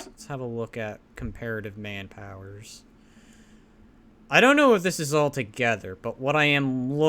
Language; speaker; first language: English; native; English